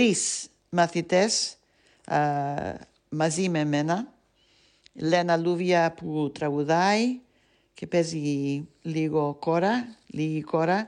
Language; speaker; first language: Greek; non-native, fluent; English